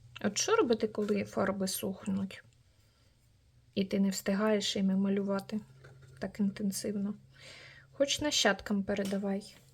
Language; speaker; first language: Ukrainian; native; Ukrainian